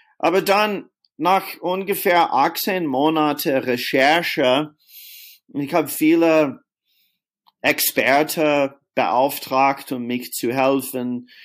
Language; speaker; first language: German; non-native, fluent; English